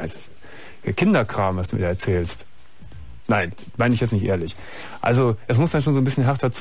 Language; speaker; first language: German; native; German